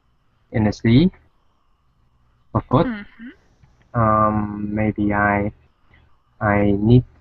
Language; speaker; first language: English; non-native, learner; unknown